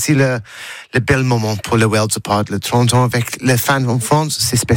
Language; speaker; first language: French; non-native, learner; English